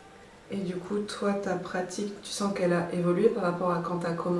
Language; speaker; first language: French; native; French